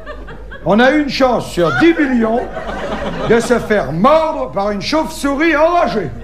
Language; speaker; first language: French; native; French